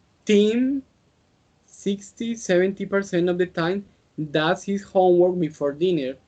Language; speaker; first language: English; non-native, learner; Spanish